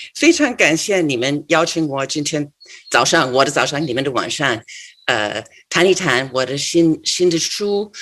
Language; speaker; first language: Chinese; non-native, fluent; English